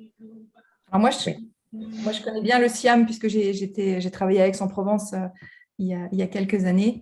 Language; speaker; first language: French; native; French